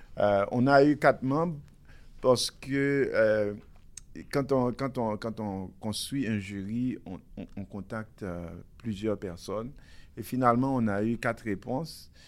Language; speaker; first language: French; non-native, local second language; Haitian Creole